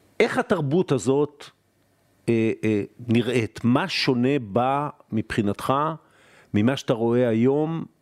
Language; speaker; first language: Hebrew; native; Hebrew